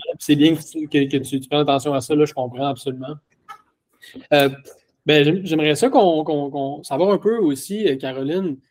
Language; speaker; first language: French; native; French